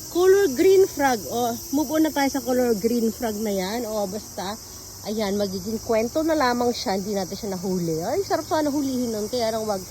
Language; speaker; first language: Filipino; native; Filipino